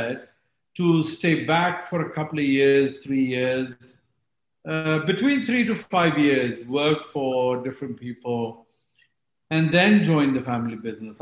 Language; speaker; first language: English; non-native, local second language; Hindi